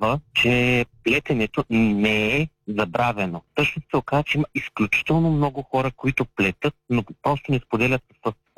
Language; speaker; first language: Bulgarian; native; Bulgarian